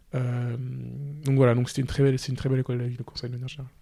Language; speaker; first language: French; non-native, local second language; Wolof